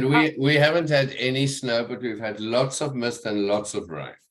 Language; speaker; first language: English; native; English